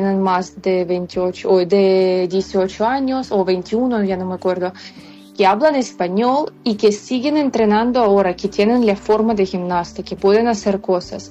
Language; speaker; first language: Spanish; non-native, fluent; Ukrainian